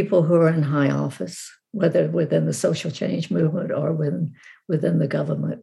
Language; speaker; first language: English; native; English